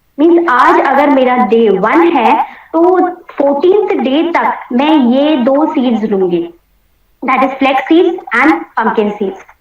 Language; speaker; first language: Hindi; non-native, local second language; Marathi